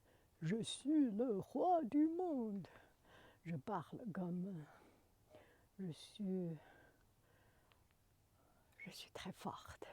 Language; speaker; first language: French; non-native, learner; Chinese